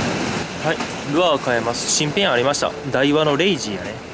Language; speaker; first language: Japanese; native; Japanese